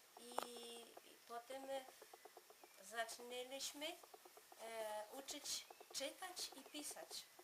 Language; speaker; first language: Polish; early bilingual, heritage; Polish